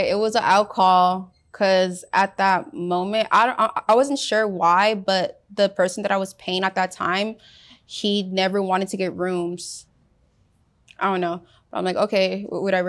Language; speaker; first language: English; early bilingual, other home language; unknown